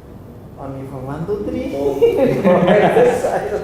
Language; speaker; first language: English; non-native, learner; Indonesian